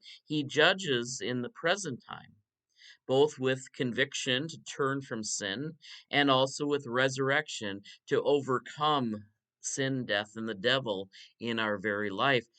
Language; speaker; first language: English; native; English